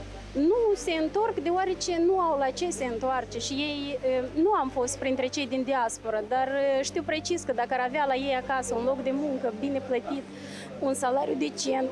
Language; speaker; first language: Romanian; native; Romanian